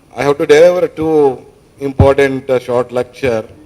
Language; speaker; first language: English; non-native, local second language; Kannada